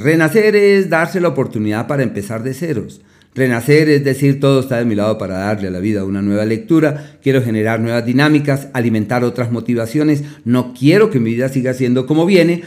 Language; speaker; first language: Spanish; native; Spanish